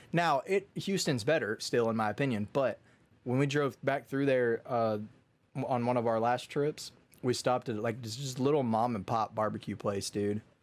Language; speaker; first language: English; native; English